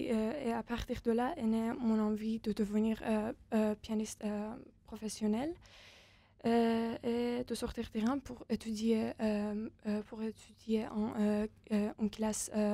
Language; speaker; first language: French; non-native, fluent; Persian